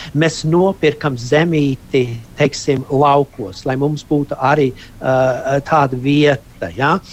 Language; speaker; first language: Latvian; early bilingual, heritage; Latvian